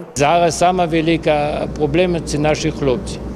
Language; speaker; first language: Ukrainian; non-native, fluent; French